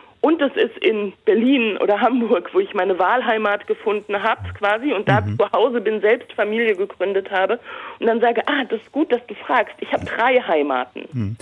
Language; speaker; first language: German; native; German